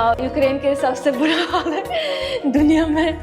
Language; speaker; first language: Hindi; non-native, fluent; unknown